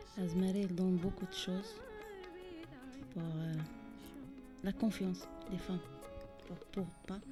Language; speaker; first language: French; non-native, learner; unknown